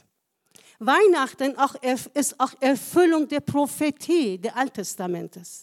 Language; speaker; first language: German; non-native, fluent; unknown